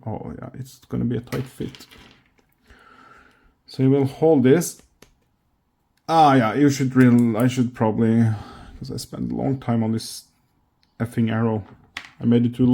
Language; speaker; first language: English; non-native, fluent; Norwegian